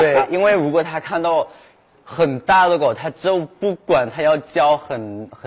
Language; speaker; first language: Chinese; non-native, fluent; Thai